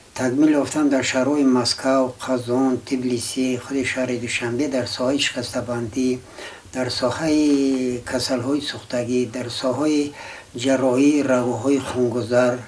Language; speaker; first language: Tajik; non-native, local second language; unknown